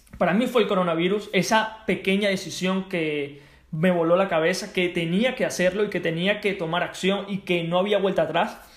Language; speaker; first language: Spanish; native; Spanish